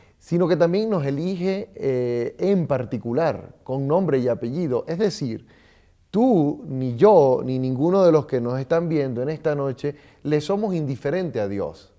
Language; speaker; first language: Spanish; native; Spanish